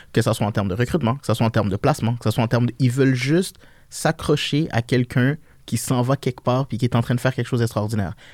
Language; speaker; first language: French; early bilingual, other home language; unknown